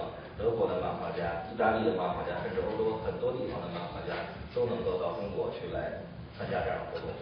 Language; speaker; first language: Chinese; native; Chinese